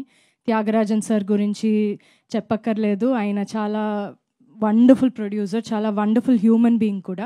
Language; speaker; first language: Telugu; non-native, fluent; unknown